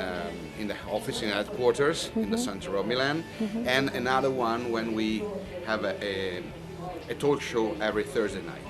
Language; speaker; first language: English; non-native, fluent; Italian